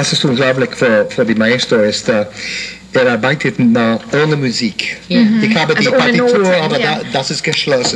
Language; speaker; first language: German; non-native, learner; English